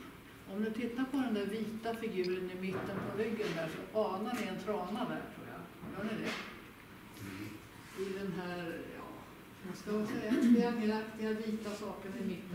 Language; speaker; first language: Swedish; native; Swedish